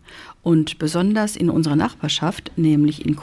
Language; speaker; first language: German; native; German